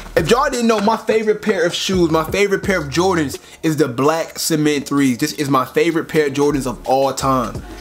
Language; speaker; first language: English; native; English